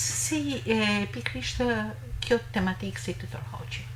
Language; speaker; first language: Albanian; native; Albanian